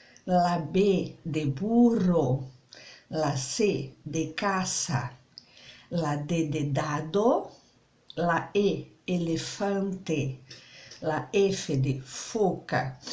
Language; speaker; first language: Spanish; non-native, learner; Portuguese